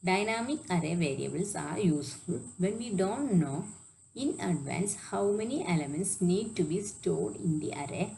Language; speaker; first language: English; non-native, local second language; Malayalam